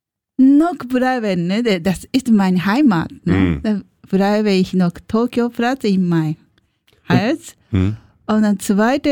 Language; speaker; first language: German; non-native, learner; Japanese